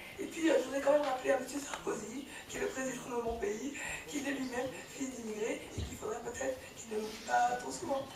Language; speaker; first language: French; early bilingual, other home language; Kabyle